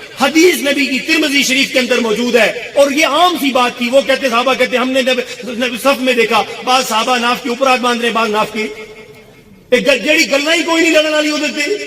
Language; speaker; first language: Urdu; non-native, local second language; Punjabi